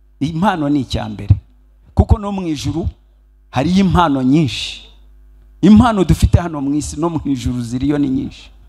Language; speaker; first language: Kinyarwanda; early bilingual, heritage; Kinyarwanda